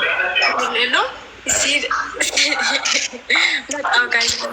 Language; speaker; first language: Amharic; early bilingual, heritage; Amharic